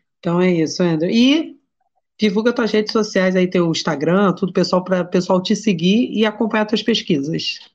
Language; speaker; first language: Portuguese; native; Portuguese